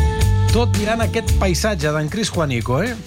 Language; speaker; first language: Catalan; native; Catalan